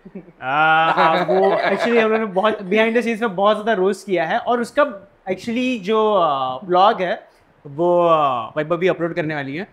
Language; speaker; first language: Hindi; non-native, local second language; Marathi